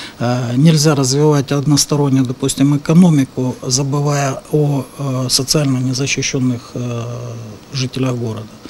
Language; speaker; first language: Russian; native; Russian